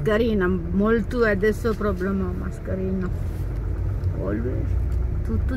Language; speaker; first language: Italian; non-native, learner; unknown